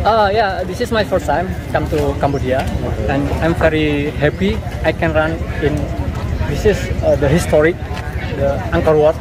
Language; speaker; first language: English; non-native, learner; Indonesian